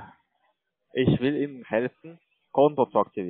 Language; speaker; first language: German; non-native, learner; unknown